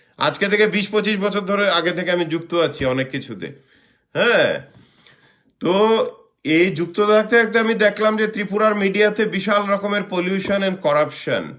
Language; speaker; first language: Bangla; native; Bangla